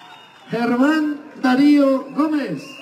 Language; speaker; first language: Spanish; native; Spanish